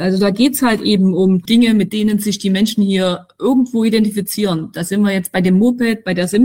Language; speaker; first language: German; native; German